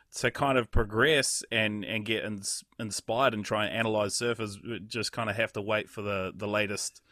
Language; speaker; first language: English; native; English